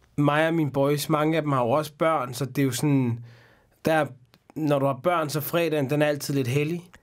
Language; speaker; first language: Danish; early bilingual, other home language; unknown